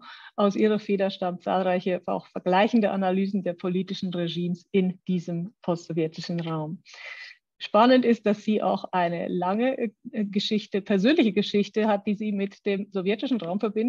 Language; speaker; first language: German; native; German